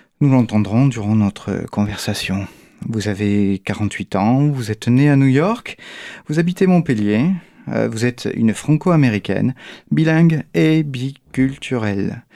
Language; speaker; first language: French; native; French